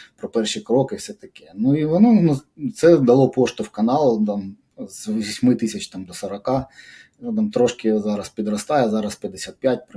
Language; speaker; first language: Ukrainian; non-native, local second language; Russian